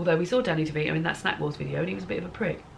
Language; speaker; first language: English; native; English